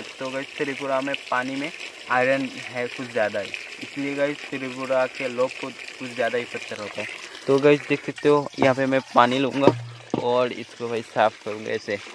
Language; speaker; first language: Hindi; non-native, local second language; Bangla